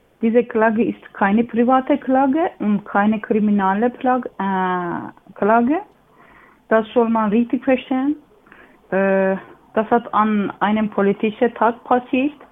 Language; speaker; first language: German; non-native, learner; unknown